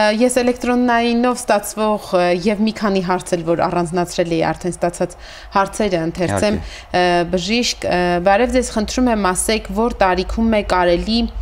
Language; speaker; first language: Armenian; native; Armenian